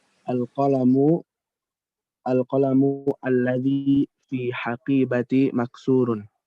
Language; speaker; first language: Arabic; non-native, learner; Indonesian